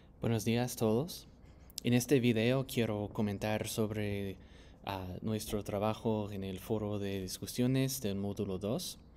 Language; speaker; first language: Spanish; non-native, fluent; English